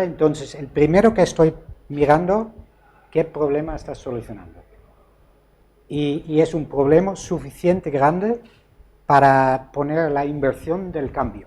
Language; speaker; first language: Spanish; non-native, fluent; Dutch